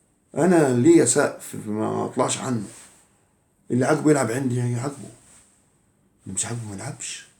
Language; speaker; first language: Arabic; native; Arabic